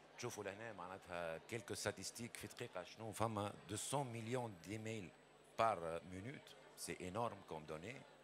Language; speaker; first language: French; non-native, local second language; Arabic